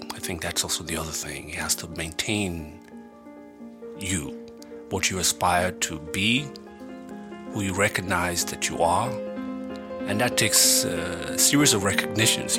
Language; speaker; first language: English; non-native, local second language; Bini